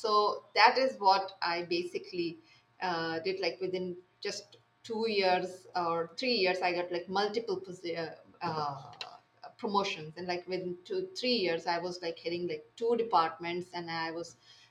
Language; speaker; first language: English; non-native, local second language; Urdu